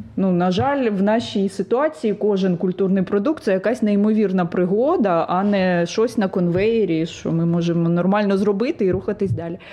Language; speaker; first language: Ukrainian; non-native, local second language; Russian